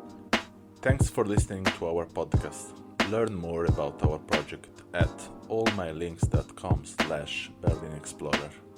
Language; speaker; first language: English; non-native, fluent; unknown